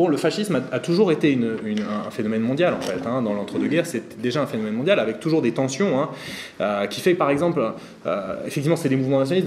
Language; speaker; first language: French; native; French